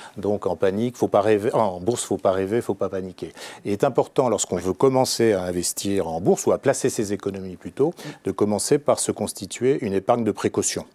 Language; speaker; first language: French; native; French